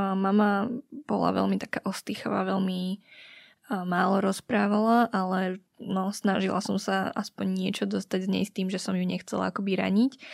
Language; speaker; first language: Slovak; early bilingual, other home language; Vietnamese